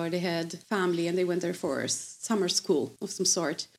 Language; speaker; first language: English; non-native, fluent; Polish